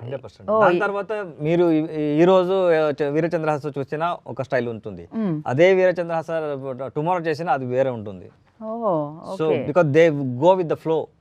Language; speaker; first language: Telugu; non-native, learner; Kannada